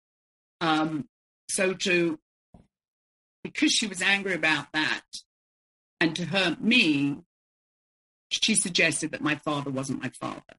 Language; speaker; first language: English; native; English